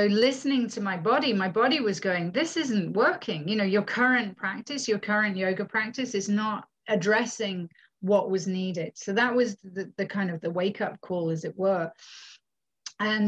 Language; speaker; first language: English; native; English